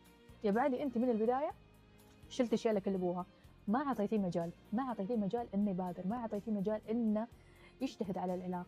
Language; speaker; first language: Arabic; native; Arabic